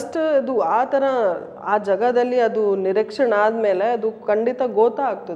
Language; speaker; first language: Kannada; non-native, learner; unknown